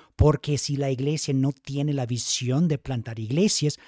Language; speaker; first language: Spanish; non-native, fluent; English